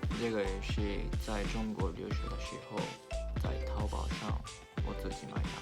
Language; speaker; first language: Chinese; non-native, learner; Japanese